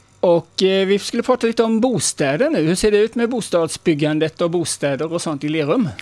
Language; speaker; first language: Swedish; native; Swedish